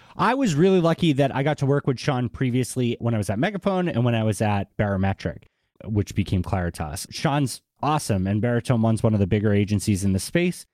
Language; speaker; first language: English; native; English